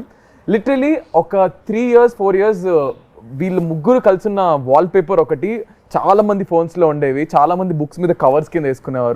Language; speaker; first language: Telugu; native; Telugu